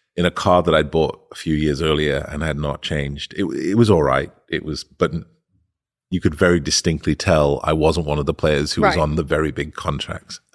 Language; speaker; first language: English; native; English